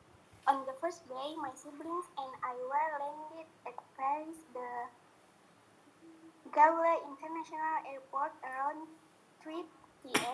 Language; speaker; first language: English; non-native, learner; Indonesian